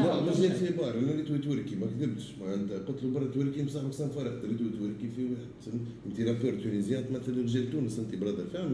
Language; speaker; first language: Arabic; native; Arabic